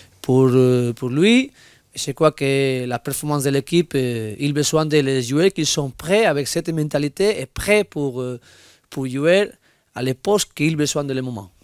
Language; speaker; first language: French; non-native, learner; Spanish